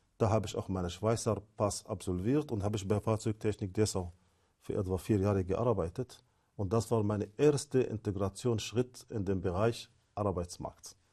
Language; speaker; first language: German; non-native, fluent; Arabic